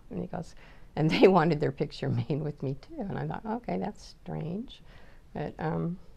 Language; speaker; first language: English; native; English